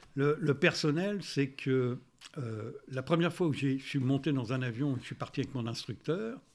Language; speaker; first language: French; native; French